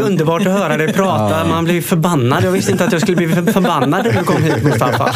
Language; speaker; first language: Swedish; native; Swedish